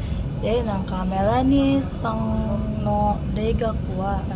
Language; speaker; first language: Japanese; non-native, learner; Indonesian